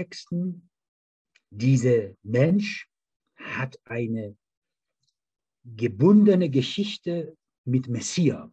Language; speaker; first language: German; non-native, fluent; Persian